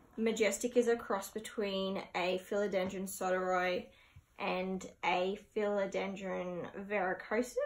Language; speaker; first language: English; native; English